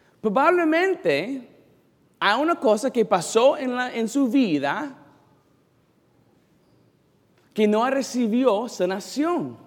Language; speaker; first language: Spanish; non-native, learner; English